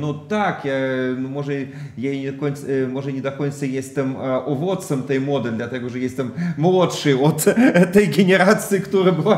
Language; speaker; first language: Polish; non-native, fluent; Russian